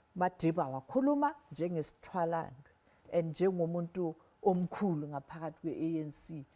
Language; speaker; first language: Zulu; non-native, local second language; Southern Sotho